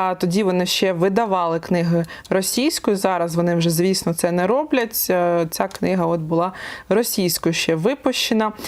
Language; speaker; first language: Ukrainian; non-native, local second language; Russian